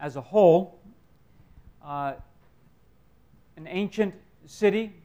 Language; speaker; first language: English; native; English